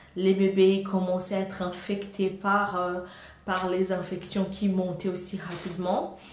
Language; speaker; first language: French; non-native, fluent; Portuguese